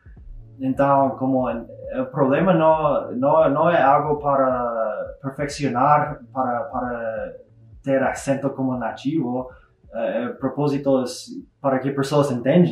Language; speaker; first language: Portuguese; non-native, learner; English